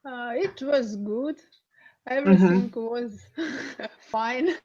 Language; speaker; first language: English; non-native, learner; Russian